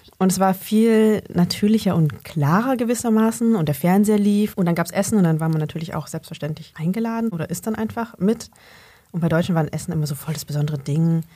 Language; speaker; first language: German; early bilingual, other home language; Vietnamese